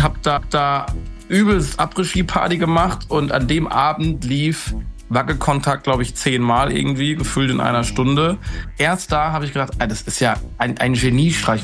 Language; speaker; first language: German; native; German